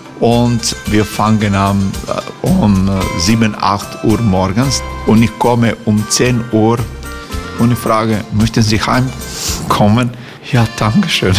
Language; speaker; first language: German; non-native, learner; Croatian